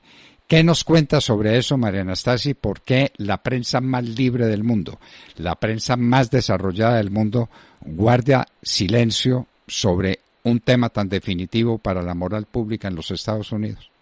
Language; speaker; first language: Spanish; native; Spanish